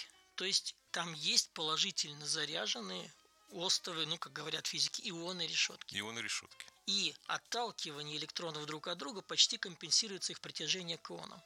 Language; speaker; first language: Russian; native; Russian